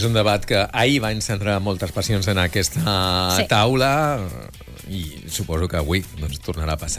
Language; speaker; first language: Catalan; native; Catalan